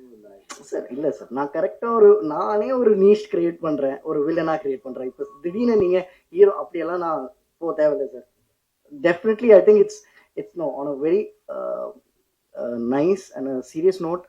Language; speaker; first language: Tamil; non-native, fluent; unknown